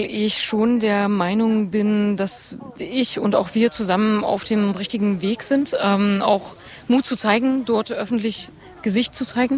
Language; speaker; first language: German; native; German